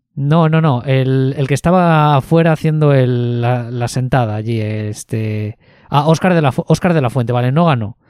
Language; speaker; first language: Spanish; native; Spanish